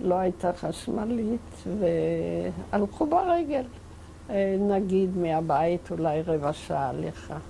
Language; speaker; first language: Hebrew; non-native, fluent; Yiddish